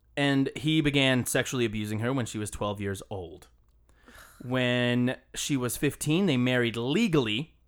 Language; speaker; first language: English; native; English